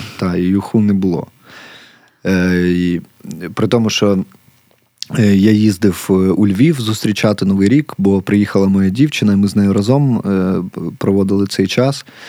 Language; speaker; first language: Ukrainian; native; Ukrainian